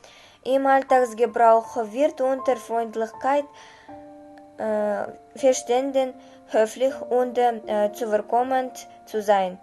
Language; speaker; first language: German; non-native, learner; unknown